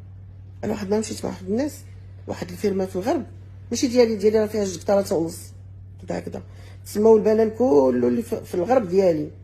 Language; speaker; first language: Arabic; native; Arabic